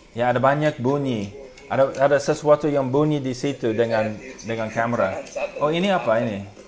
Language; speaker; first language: Indonesian; non-native, fluent; English